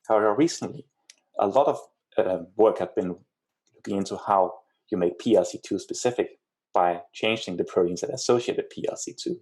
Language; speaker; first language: English; non-native, fluent; Danish